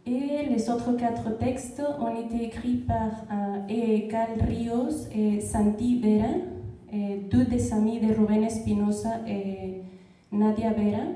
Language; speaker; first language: French; non-native, fluent; Spanish